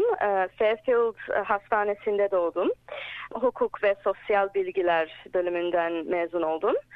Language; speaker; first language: Turkish; early bilingual, heritage; English